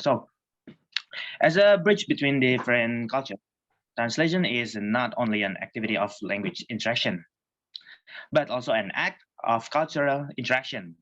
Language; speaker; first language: English; non-native, fluent; Indonesian